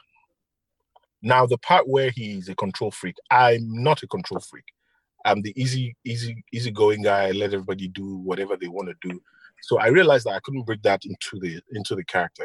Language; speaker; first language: English; non-native, local second language; Hausa